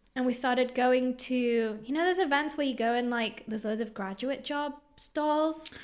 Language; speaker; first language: English; early bilingual, other home language; Greek